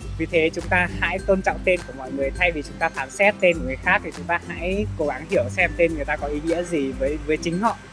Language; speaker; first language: Vietnamese; non-native, local second language; Hmong